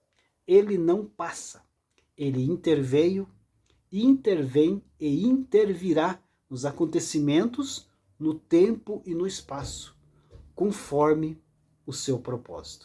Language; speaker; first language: Portuguese; native; Portuguese